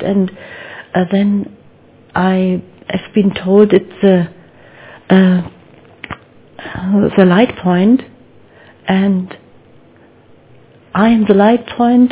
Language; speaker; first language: English; non-native, learner; German